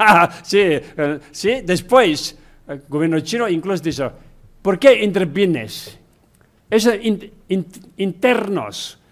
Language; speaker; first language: Spanish; non-native, learner; Chinese